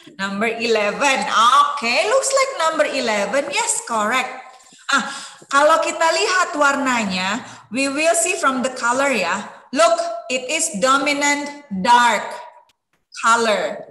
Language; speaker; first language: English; non-native, fluent; Indonesian